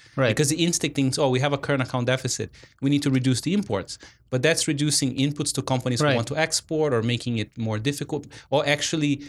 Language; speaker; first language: English; non-native, fluent; Portuguese